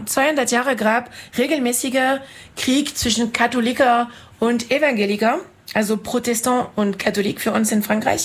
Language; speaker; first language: German; non-native, fluent; French